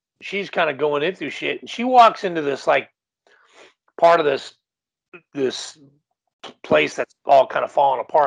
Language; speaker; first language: English; native; English